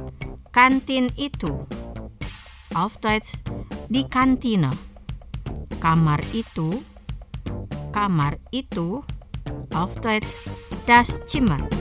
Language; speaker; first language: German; non-native, fluent; Indonesian